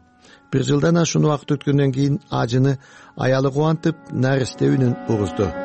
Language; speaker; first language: Kyrgyz; native; Kyrgyz